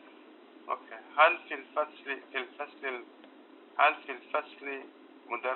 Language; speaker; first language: Arabic; non-native, learner; Tigrinya